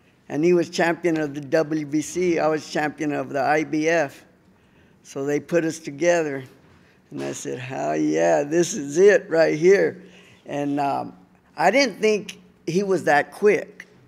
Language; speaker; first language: English; early bilingual, other home language; Spanish